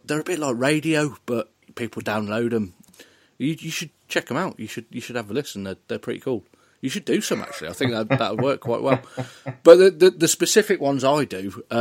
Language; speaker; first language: English; native; English